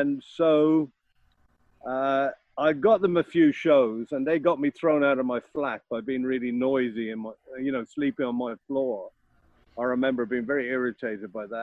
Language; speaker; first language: English; native; English